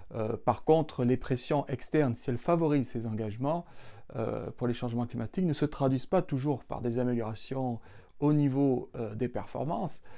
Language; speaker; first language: French; native; French